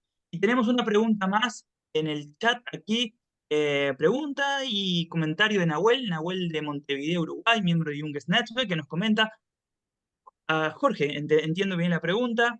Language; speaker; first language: Spanish; native; Spanish